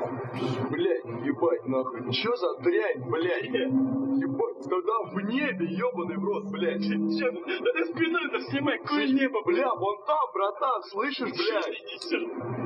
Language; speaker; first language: Russian; native; Russian